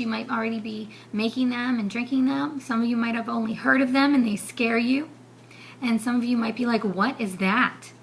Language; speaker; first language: English; native; English